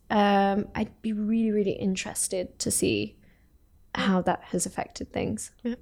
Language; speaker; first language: English; native; English